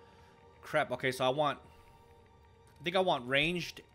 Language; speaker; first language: English; native; English